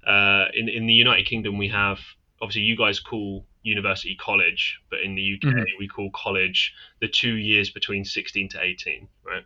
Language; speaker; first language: English; native; English